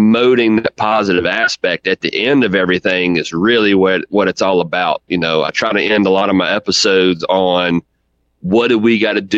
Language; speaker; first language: English; native; English